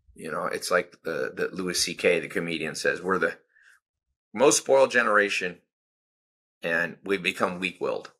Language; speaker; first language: English; native; English